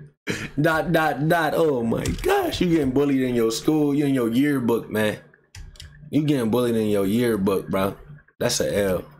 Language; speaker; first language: English; native; English